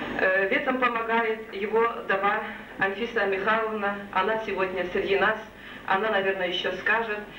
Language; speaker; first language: Russian; non-native, local second language; Tatar